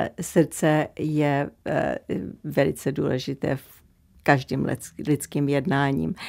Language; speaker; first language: Czech; early bilingual, heritage; Czech